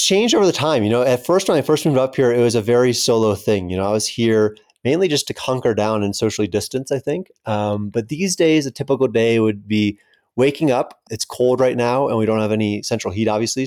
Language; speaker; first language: English; native; English